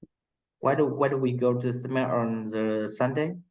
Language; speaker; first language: English; non-native, learner; Vietnamese